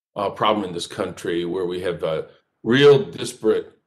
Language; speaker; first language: English; native; English